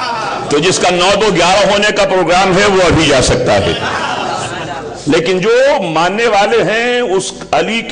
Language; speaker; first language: Urdu; native; Urdu